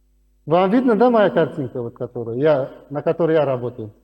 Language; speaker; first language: Russian; non-native, local second language; Uzbek